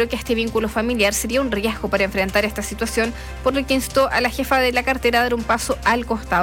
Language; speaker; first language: Spanish; native; Spanish